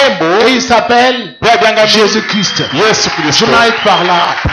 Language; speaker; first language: French; non-native, local second language; Lingala